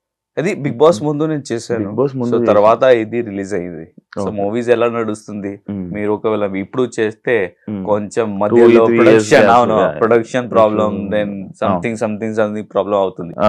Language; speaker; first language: Telugu; non-native, learner; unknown